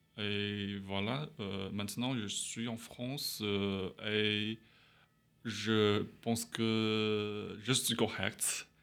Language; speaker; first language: French; non-native, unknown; Chinese